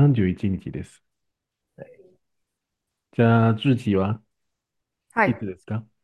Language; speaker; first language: Japanese; non-native, fluent; Chinese